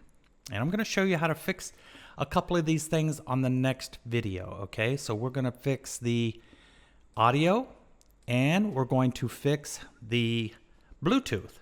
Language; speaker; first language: English; native; English